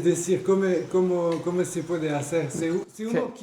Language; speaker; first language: Spanish; non-native, learner; French